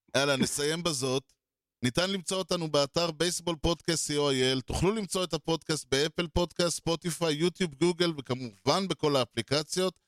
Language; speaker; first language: Hebrew; native; Hebrew